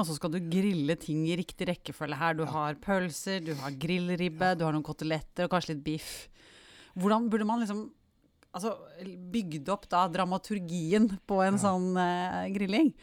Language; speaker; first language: Norwegian; native; Norwegian